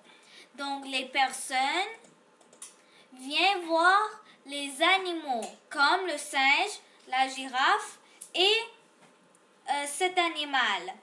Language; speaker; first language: French; non-native, local second language; English